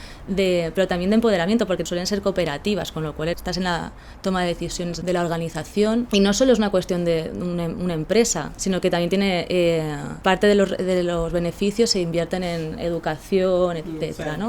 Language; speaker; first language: Spanish; native; Spanish